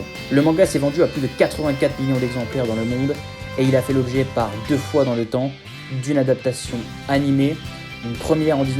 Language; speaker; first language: French; native; French